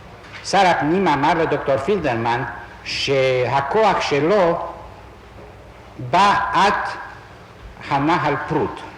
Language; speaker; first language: Hebrew; non-native, fluent; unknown